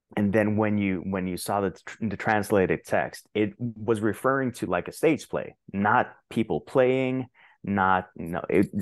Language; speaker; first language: English; non-native, fluent; Spanish